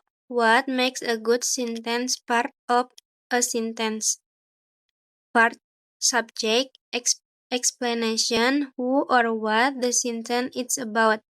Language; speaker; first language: English; non-native, learner; Indonesian